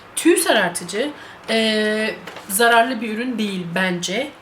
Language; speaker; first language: Turkish; native; Turkish